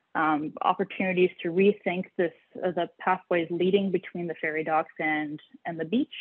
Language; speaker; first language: English; native; English